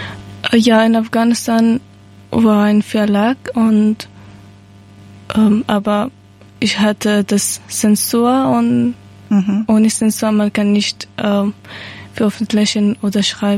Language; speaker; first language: German; non-native, learner; Persian